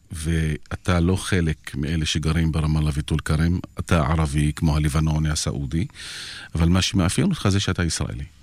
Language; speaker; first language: Hebrew; non-native, local second language; Arabic